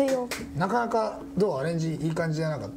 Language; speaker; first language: Japanese; native; Japanese